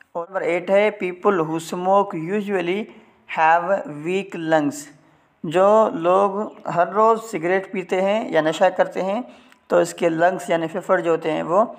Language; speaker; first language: Urdu; non-native, local second language; Sindhi